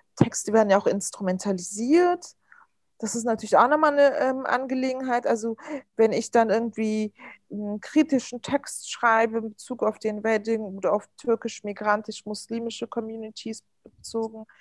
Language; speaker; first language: German; early bilingual, other home language; Turkish